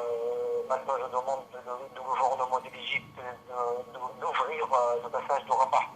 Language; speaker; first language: French; non-native, fluent; Arabic